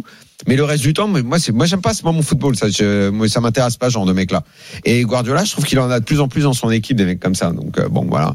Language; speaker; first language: French; native; French